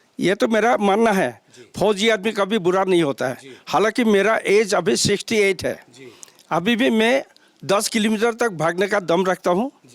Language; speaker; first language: Hindi; non-native, local second language; Assamese